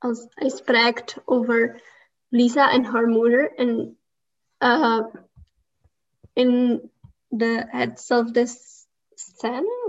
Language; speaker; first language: Dutch; non-native, learner; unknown